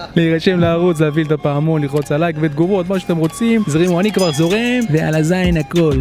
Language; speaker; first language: Hebrew; native; Hebrew